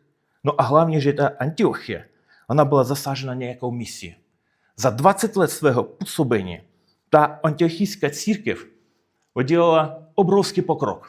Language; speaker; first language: Czech; non-native, fluent; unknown